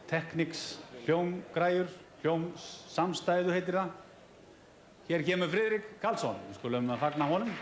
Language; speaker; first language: Icelandic; native; Icelandic